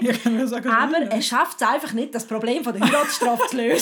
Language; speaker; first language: German; native; German